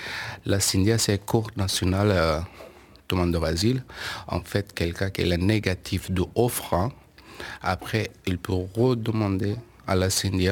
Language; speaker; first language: French; non-native, learner; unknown